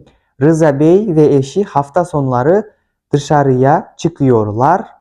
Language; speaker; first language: Turkish; non-native, fluent; Kyrgyz